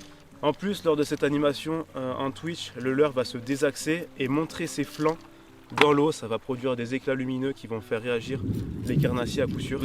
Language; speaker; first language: French; native; French